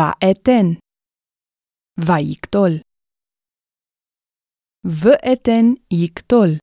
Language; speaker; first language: Hebrew; non-native, fluent; English